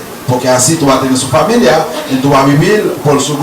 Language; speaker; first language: Spanish; non-native, learner; Haitian Creole